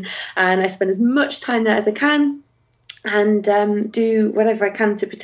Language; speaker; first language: English; native; English